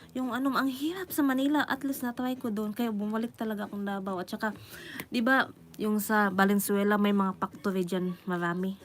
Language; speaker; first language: Filipino; non-native, local second language; Cebuano